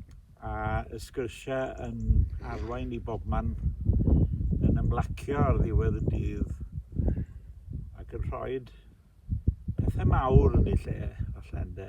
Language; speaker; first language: Welsh; native; Welsh